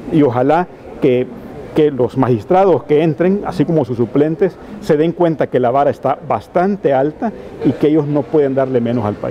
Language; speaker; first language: Spanish; native; Spanish